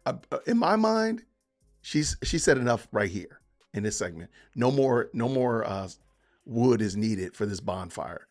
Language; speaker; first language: English; native; English